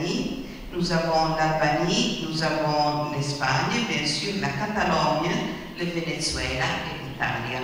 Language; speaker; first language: French; non-native, fluent; Italian